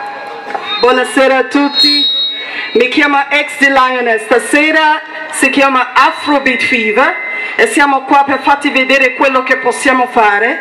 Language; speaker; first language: Italian; non-native, fluent; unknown